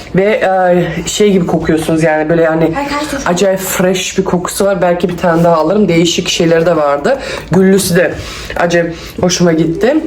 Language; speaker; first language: Turkish; early bilingual, heritage; Turkish